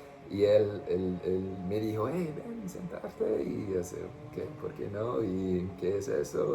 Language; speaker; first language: Spanish; non-native, fluent; English